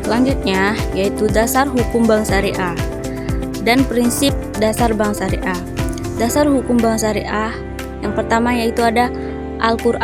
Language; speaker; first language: Indonesian; native; Indonesian